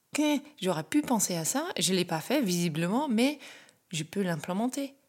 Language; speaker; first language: French; non-native, fluent; Dutch